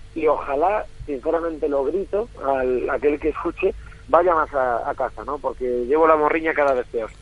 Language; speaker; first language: Spanish; native; Spanish